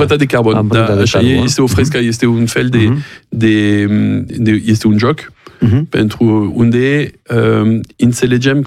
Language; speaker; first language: Romanian; non-native, learner; French